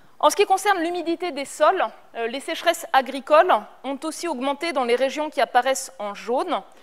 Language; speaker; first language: French; native; French